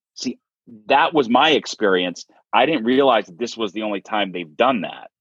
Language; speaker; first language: English; native; English